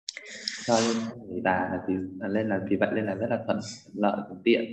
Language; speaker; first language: Vietnamese; native; Vietnamese